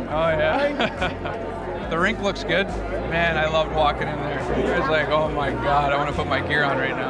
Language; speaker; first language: English; native; English